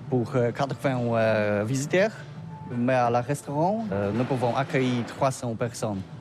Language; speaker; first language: French; non-native, learner; Polish